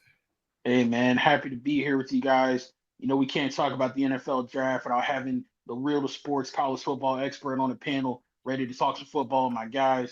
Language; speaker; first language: English; native; English